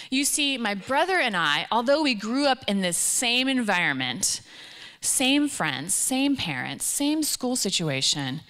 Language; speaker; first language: English; native; English